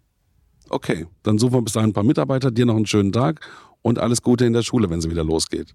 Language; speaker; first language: German; native; German